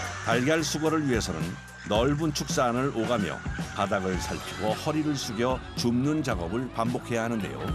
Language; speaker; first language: Korean; native; Korean